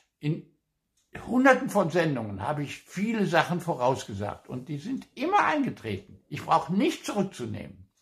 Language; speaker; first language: German; non-native, local second language; Luxembourgish